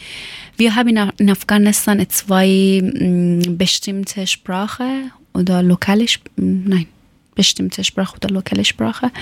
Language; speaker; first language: German; non-native, learner; Persian